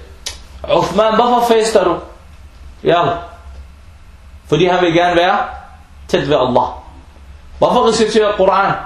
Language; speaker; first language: Danish; early bilingual, other home language; Arabic